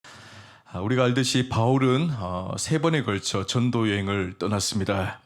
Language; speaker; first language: Korean; native; Korean